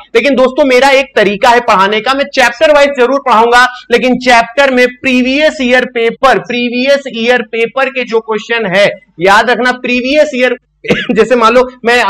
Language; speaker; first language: Hindi; native; Hindi